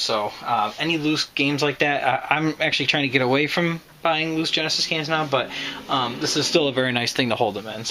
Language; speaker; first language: English; native; English